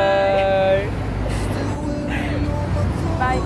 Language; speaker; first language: English; non-native, learner; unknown